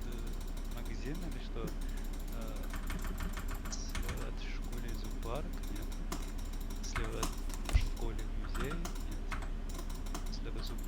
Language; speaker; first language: Russian; non-native, learner; English